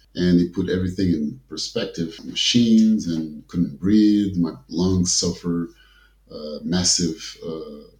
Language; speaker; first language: English; early bilingual, other home language; Kabuverdianu